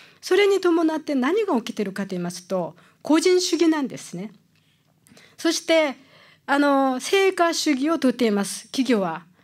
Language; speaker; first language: Japanese; non-native, fluent; Korean